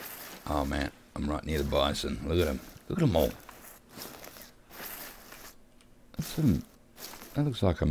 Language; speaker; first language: English; native; English